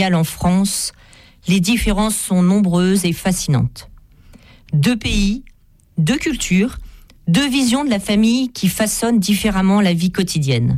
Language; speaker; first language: French; native; French